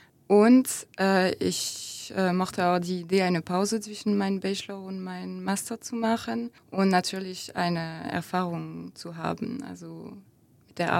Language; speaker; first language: German; non-native, fluent; French